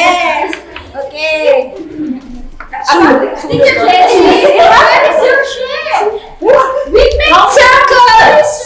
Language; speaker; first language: English; non-native, learner; Indonesian